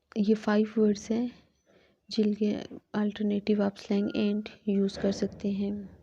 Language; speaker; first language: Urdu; non-native, local second language; Punjabi